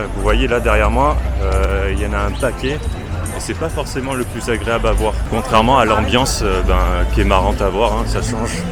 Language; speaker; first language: French; native; French